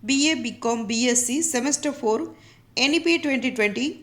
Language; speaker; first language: English; non-native, local second language; Gujarati